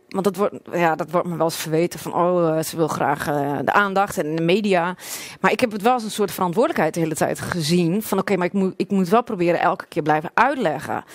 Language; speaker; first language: Dutch; non-native, local second language; Western Frisian